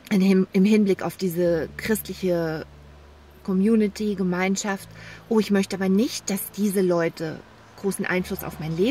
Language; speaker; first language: German; native; German